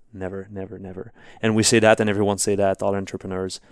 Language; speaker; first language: English; non-native, fluent; French